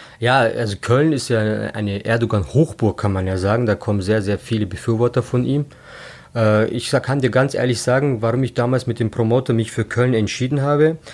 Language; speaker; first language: German; early bilingual, other home language; Turkish